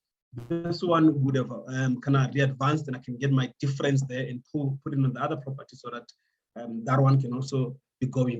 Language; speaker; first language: English; non-native, local second language; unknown